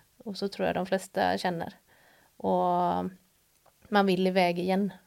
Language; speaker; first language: Swedish; native; Swedish